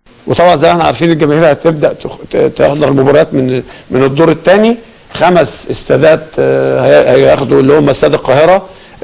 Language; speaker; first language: Arabic; native; Arabic